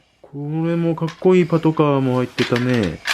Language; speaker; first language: Japanese; non-native, fluent; Korean